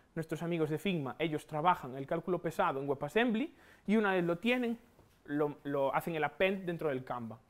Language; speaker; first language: Spanish; native; Spanish